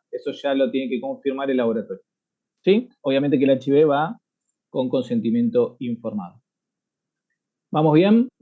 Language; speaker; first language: Spanish; native; Spanish